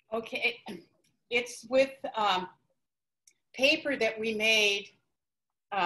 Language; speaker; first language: English; native; English